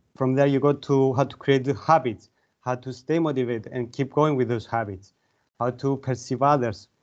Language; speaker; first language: English; non-native, fluent; Greek